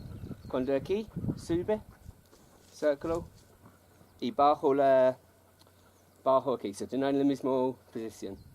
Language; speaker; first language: Spanish; non-native, learner; English